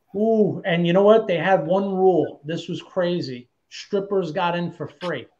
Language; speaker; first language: English; native; English